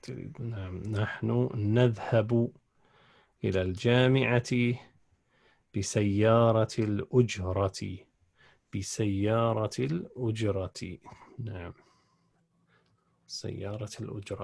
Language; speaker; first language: Arabic; non-native, fluent; English